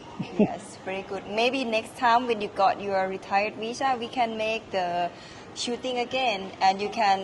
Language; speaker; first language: English; non-native, learner; Thai